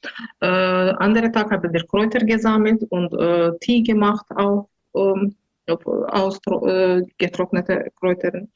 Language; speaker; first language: German; non-native, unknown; Azerbaijani